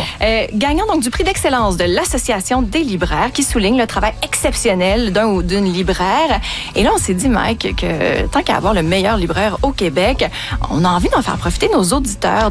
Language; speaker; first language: French; native; French